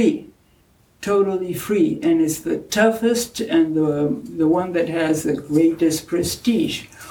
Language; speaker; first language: English; non-native, fluent; Spanish